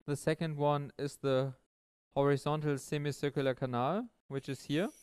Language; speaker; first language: English; non-native, fluent; German